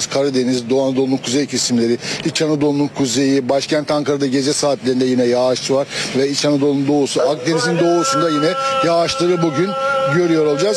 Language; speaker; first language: Turkish; native; Turkish